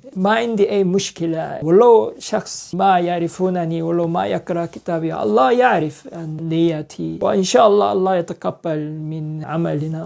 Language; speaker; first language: Arabic; non-native, learner; Korean